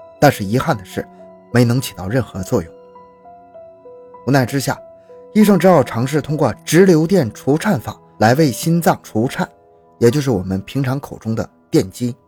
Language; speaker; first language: Chinese; native; Chinese